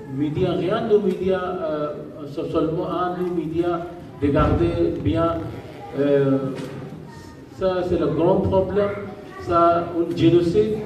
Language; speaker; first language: French; non-native, learner; Rohingya